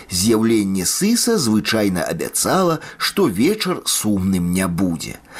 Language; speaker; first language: Belarusian; native; Belarusian